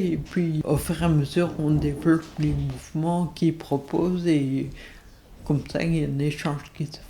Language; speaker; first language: French; native; French